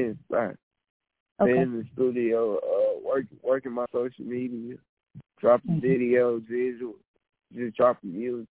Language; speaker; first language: English; native; English